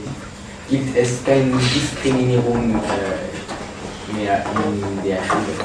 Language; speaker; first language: German; non-native, learner; French